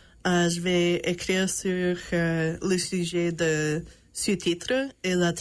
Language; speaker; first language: French; non-native, local second language; English